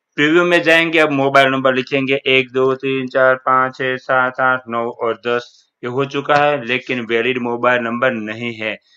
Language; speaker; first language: Hindi; non-native, local second language; Gujarati